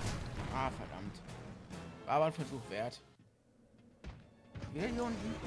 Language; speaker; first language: German; native; German